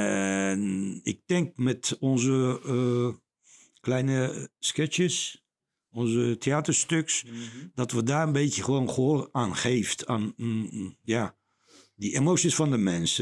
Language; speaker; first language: Dutch; non-native, learner; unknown